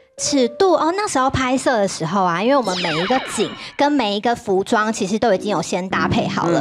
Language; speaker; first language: Chinese; native; Chinese